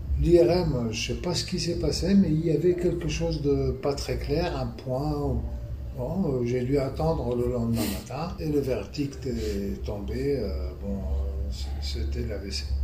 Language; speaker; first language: French; non-native, local second language; Arabic